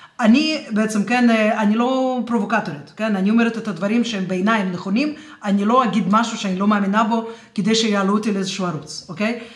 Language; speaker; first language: Hebrew; non-native, fluent; Russian